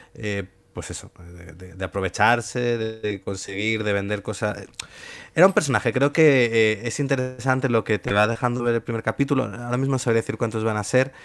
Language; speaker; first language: Spanish; native; Spanish